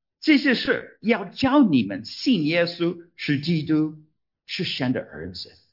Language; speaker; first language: Chinese; non-native, fluent; English